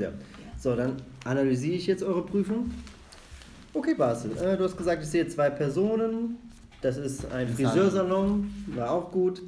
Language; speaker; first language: German; non-native, fluent; Arabic